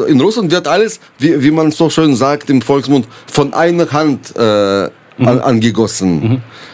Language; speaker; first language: German; non-native, fluent; Russian